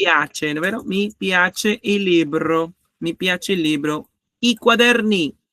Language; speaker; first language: Italian; non-native, learner; Spanish